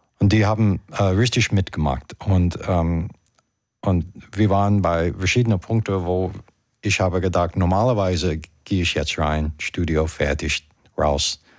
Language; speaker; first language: German; non-native, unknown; English